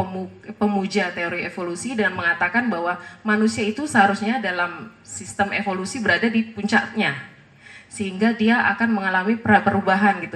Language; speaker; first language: Indonesian; native; Indonesian